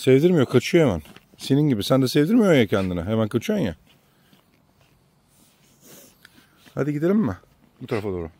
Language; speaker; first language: Turkish; native; Turkish